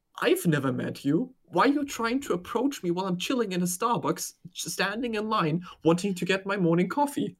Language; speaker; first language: English; non-native, fluent; German